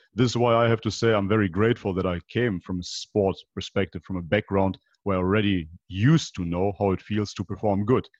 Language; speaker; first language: English; non-native, fluent; Macedonian